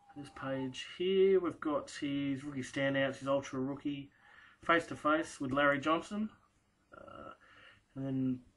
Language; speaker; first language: English; native; English